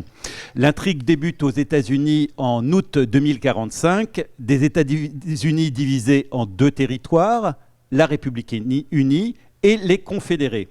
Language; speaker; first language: French; native; French